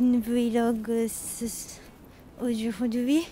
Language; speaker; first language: French; non-native, learner; Japanese